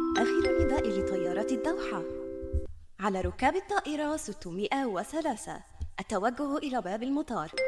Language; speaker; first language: Egyptian Arabic; early bilingual, heritage; Arabic